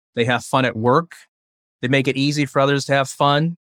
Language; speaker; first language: English; early bilingual, other home language; Chinese